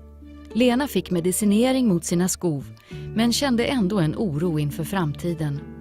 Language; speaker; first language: Swedish; native; Swedish